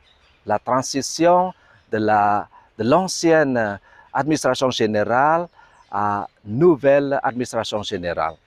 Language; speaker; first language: French; non-native, fluent; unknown